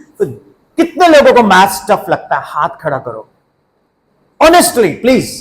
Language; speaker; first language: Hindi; non-native, local second language; Punjabi